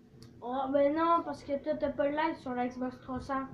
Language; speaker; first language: French; native; French